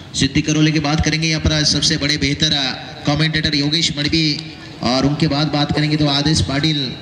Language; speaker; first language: Hindi; non-native, local second language; Marathi